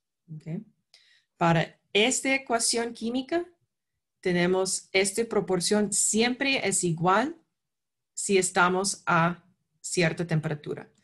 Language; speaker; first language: Spanish; non-native, fluent; English